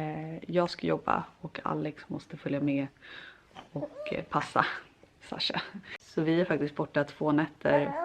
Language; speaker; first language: Swedish; native; Swedish